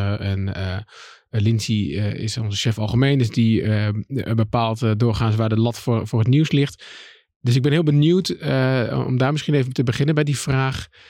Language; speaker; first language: Dutch; native; Dutch